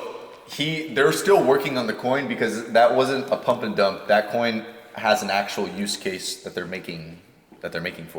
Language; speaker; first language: English; native; English